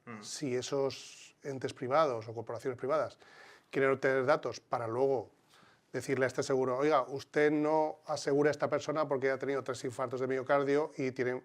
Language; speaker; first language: Spanish; native; Spanish